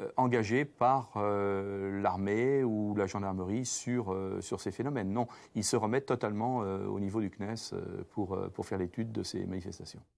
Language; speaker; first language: French; native; French